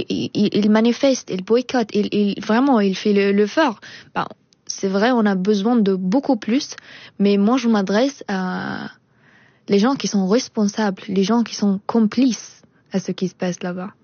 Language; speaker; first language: French; non-native, fluent; Arabic